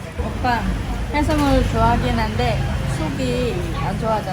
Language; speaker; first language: Korean; non-native, learner; Vietnamese